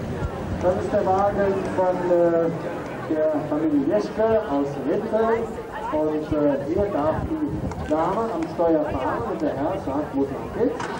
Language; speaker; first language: German; native; German